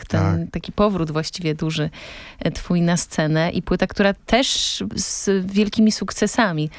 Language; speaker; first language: Polish; native; Polish